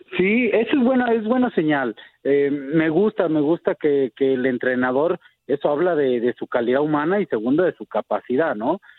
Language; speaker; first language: Spanish; native; Spanish